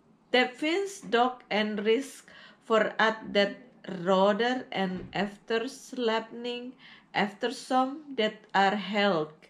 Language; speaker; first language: Swedish; non-native, learner; Indonesian